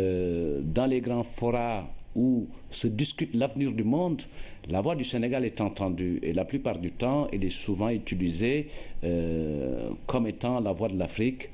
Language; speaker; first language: French; non-native, local second language; Wolof